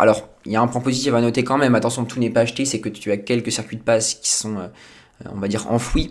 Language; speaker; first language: French; native; French